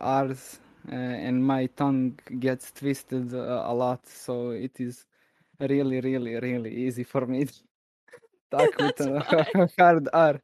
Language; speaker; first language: English; non-native, fluent; Serbian